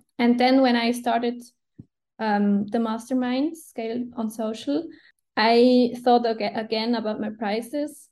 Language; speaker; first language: English; non-native, fluent; Swiss German